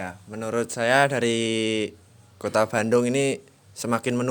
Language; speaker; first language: Indonesian; non-native, local second language; Javanese